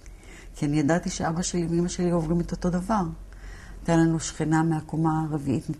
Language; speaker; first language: Hebrew; early bilingual, other home language; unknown